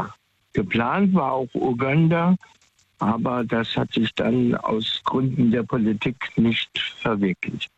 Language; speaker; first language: German; native; German